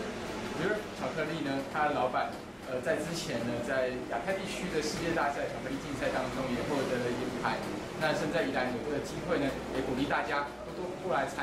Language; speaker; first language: Chinese; native; Chinese